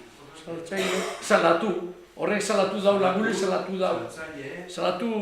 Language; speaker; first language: Basque; native; Basque